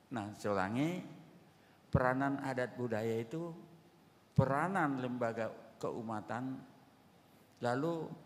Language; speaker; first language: Indonesian; non-native, local second language; Batak Toba